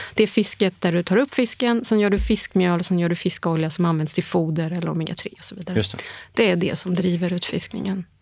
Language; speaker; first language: Swedish; early bilingual, heritage; Swedish